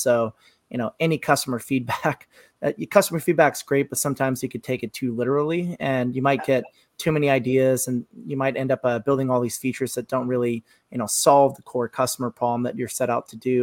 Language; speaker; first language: English; native; English